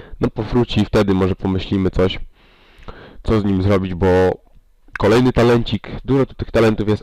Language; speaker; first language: Polish; native; Polish